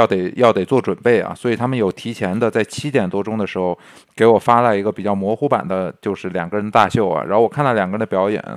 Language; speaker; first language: Chinese; native; Chinese